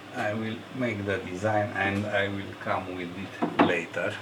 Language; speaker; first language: English; non-native, fluent; Romanian